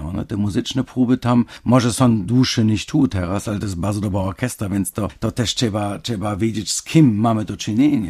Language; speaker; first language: Polish; non-native, fluent; German